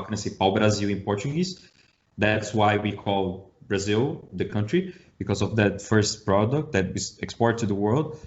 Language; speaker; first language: English; non-native, learner; Portuguese